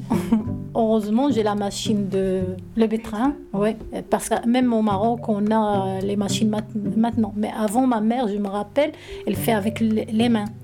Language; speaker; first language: French; non-native, learner; Arabic